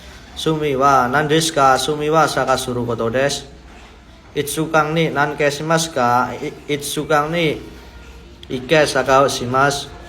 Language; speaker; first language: Japanese; non-native, learner; Indonesian